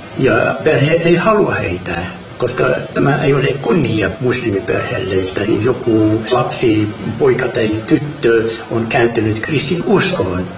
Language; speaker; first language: Finnish; non-native, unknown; Arabic